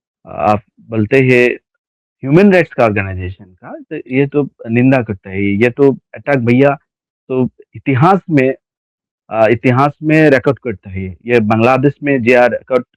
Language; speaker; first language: Hindi; non-native, learner; Bangla